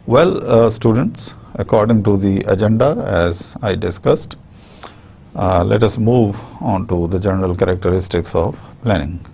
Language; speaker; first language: English; non-native, local second language; Urdu